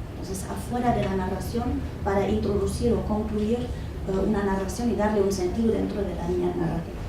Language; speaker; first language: Spanish; non-native, fluent; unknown